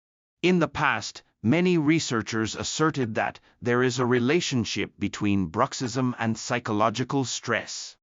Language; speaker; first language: English; non-native, fluent; Japanese